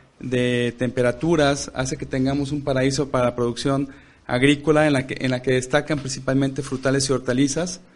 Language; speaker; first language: Spanish; native; Spanish